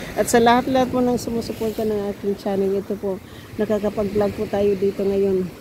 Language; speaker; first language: Filipino; non-native, local second language; Cebuano